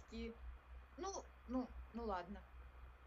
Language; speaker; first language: Russian; native; Russian